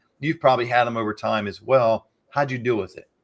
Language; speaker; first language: English; native; English